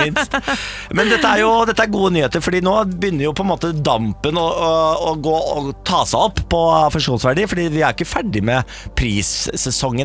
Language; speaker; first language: Norwegian; native; Norwegian